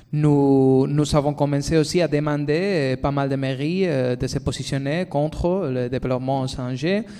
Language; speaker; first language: French; non-native, fluent; Spanish